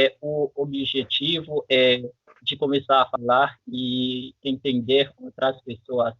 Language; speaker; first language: Portuguese; non-native, fluent; French